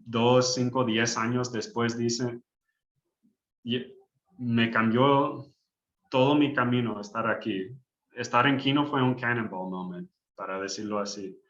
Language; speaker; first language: Spanish; early bilingual, heritage; English